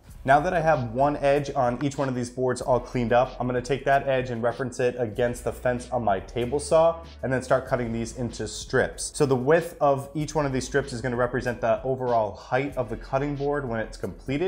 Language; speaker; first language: English; native; English